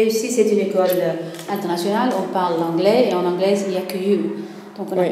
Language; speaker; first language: French; non-native, fluent; Swedish